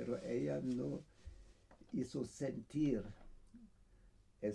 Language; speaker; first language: Spanish; non-native, fluent; German